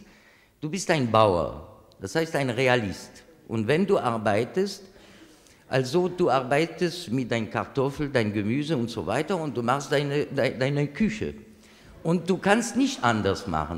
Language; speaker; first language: German; non-native, fluent; French